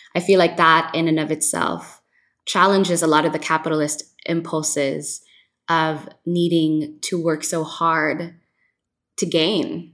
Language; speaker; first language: English; non-native, local second language; Filipino